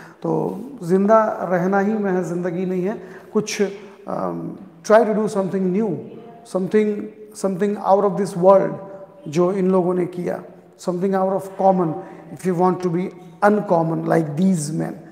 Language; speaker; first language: Hindi; native; Hindi